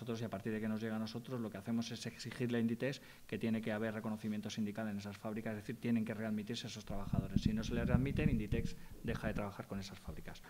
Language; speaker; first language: Spanish; native; Spanish